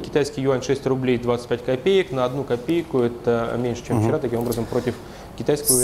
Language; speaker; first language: Russian; native; Russian